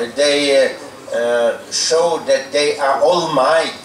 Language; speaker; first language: English; non-native, fluent; Lithuanian